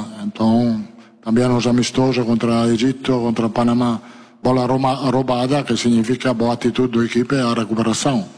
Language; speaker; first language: Portuguese; non-native, learner; Italian